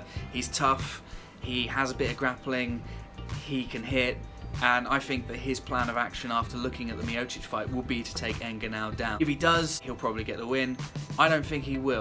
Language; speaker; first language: English; native; English